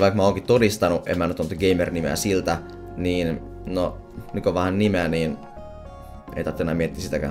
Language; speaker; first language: Finnish; native; Finnish